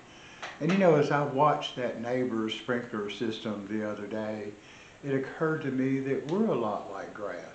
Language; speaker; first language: English; native; English